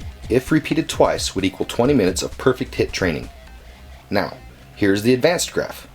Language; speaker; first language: English; native; English